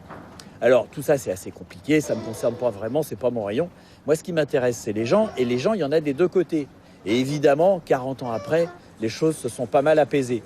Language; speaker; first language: French; native; French